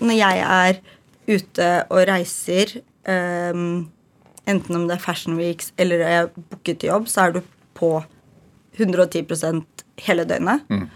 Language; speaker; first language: Norwegian; early bilingual, other home language; Ukrainian